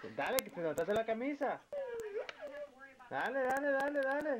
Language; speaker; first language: Spanish; native; Spanish